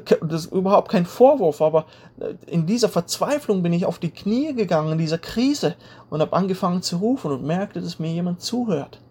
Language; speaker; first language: German; native; German